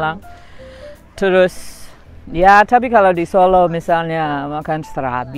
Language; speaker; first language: Indonesian; non-native, fluent; English